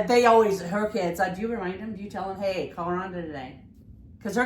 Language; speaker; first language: English; native; English